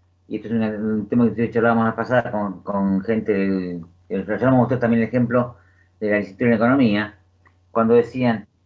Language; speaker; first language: Spanish; native; Spanish